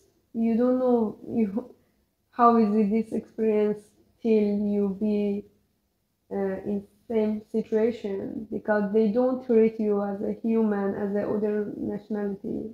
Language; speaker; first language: English; non-native, learner; Persian